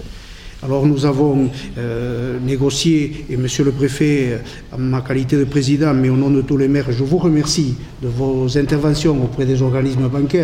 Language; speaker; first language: French; native; French